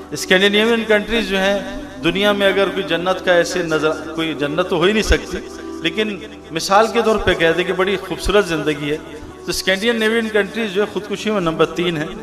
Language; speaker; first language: Urdu; native; Urdu